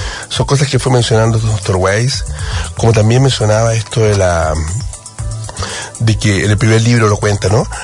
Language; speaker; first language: Spanish; native; Spanish